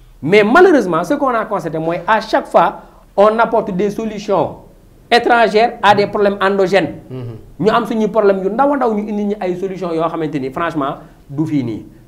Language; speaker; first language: French; non-native, local second language; Wolof